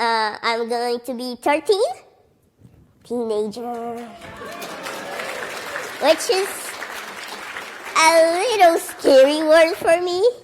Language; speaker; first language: English; early bilingual, other home language; Portuguese